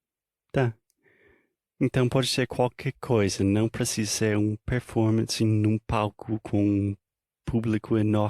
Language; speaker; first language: Portuguese; non-native, fluent; English